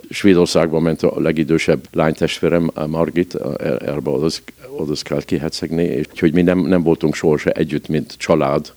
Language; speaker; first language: Hungarian; early bilingual, heritage; Hungarian